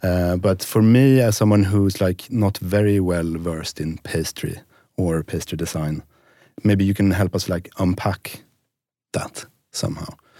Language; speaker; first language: English; non-native, fluent; Swedish